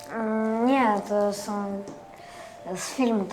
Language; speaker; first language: Polish; early bilingual, other home language; Russian